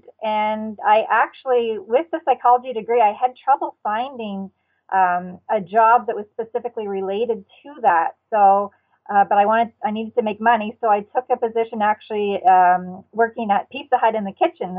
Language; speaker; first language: English; native; English